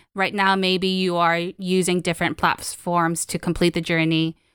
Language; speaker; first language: English; non-native, local second language; Filipino